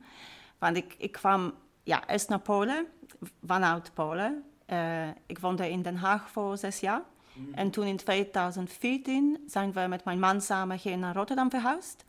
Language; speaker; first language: Dutch; non-native, fluent; Polish